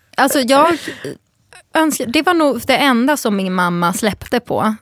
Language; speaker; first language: Swedish; early bilingual, other home language; Persian